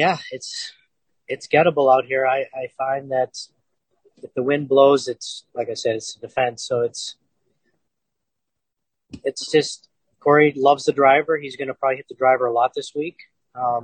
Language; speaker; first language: English; native; English